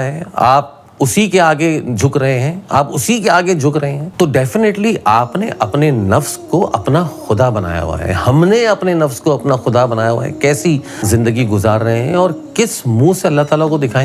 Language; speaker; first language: Urdu; native; Urdu